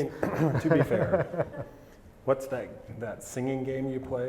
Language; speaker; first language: English; native; English